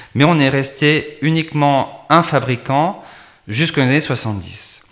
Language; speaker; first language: French; native; French